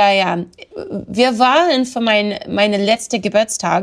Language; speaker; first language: German; non-native, learner; English